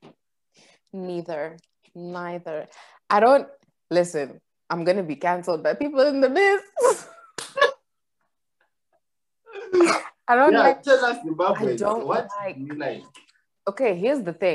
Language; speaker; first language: English; non-native, local second language; Shona